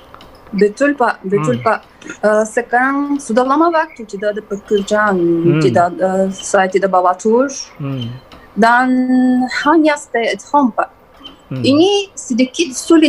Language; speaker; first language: Indonesian; non-native, learner; Turkish